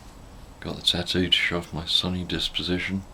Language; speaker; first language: English; native; English